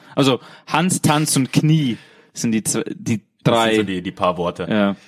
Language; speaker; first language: German; non-native, fluent; English